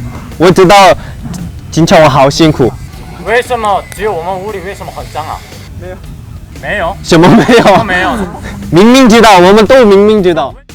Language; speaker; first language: Chinese; non-native, learner; Korean